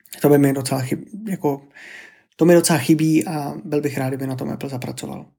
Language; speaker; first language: Czech; native; Czech